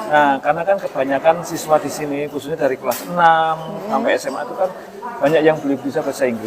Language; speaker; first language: Indonesian; native; Indonesian